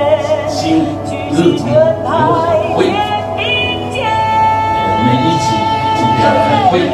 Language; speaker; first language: Chinese; non-native, learner; Japanese